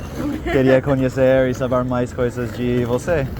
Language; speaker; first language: Portuguese; non-native, learner; English